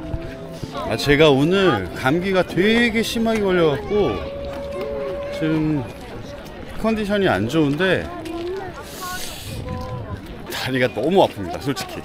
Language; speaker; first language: Korean; native; Korean